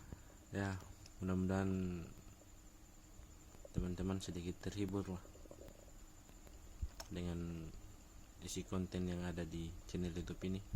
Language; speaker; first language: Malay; non-native, local second language; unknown